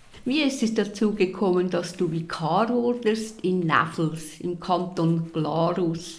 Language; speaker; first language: German; native; German